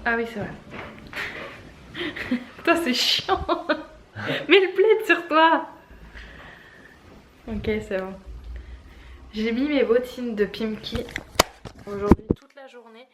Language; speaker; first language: French; native; French